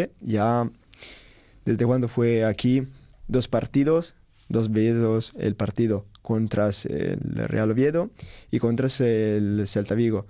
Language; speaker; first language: Spanish; non-native, learner; Italian